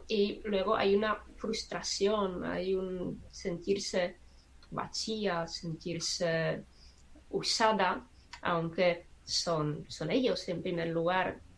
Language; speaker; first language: Spanish; non-native, fluent; Czech